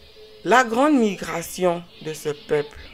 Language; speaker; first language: French; non-native, local second language; Kongo